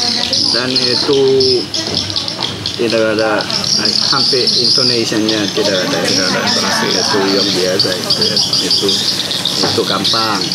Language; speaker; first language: Indonesian; non-native, learner; Korean